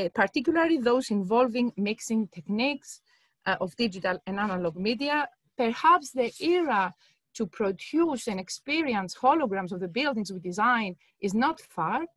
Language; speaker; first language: English; non-native, fluent; Greek